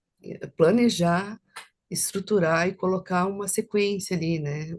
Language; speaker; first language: Portuguese; native; Portuguese